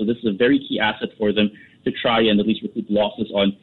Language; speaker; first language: English; non-native, local second language; Filipino